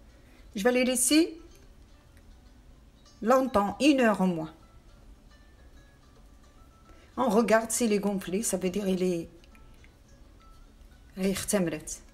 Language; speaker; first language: French; non-native, fluent; Arabic